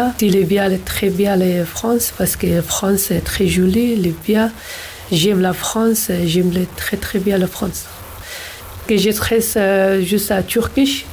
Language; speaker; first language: French; non-native, learner; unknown